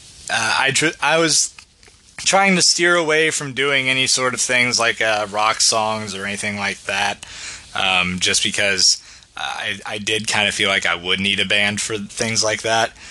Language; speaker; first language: English; native; English